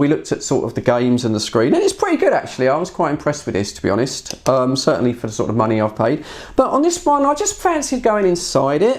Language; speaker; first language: English; native; English